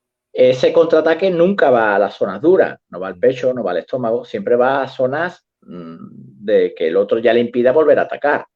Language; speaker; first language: Spanish; native; Spanish